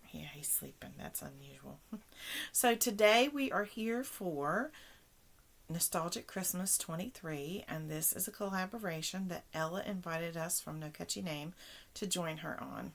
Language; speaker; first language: English; native; English